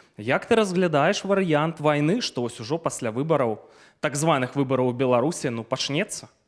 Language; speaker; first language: Belarusian; native; Belarusian